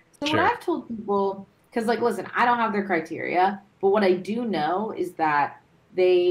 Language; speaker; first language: English; native; English